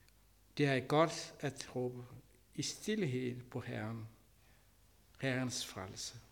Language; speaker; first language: Danish; non-native, learner; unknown